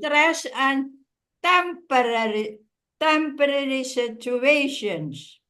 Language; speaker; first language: English; non-native, fluent; Indonesian